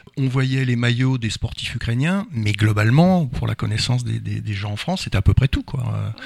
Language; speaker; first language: French; native; French